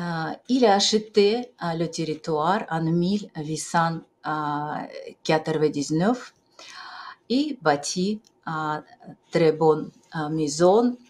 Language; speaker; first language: French; non-native, fluent; Russian